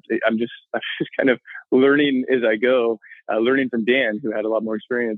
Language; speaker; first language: English; native; English